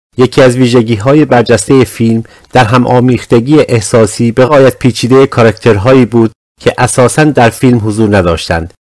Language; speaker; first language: Persian; non-native, local second language; Azerbaijani